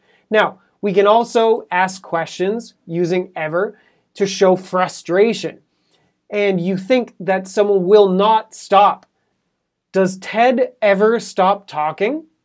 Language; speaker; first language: English; native; English